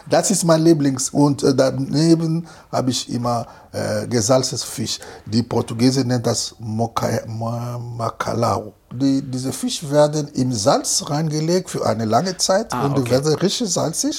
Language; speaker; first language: German; non-native, fluent; Lingala